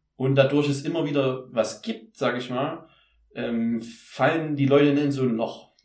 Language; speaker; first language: German; native; German